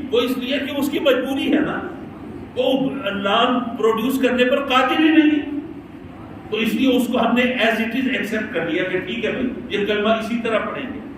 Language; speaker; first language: Urdu; native; Urdu